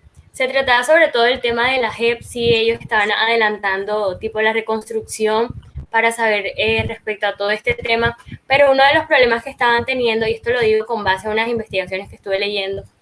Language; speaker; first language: Spanish; native; Spanish